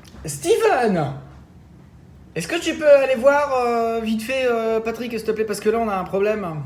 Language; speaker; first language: French; native; French